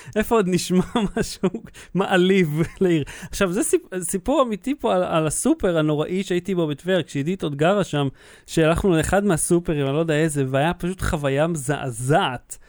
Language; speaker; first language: Hebrew; early bilingual, other home language; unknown